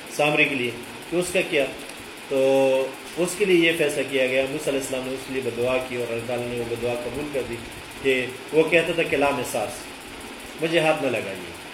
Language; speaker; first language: Urdu; native; Urdu